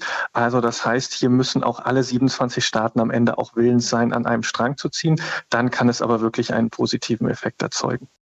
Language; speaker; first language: German; native; German